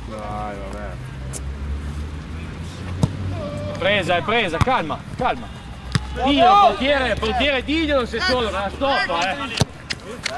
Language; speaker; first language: Italian; native; Italian